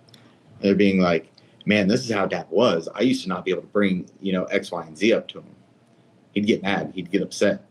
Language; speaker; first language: English; native; English